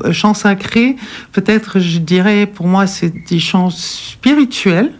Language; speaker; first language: French; non-native, fluent; German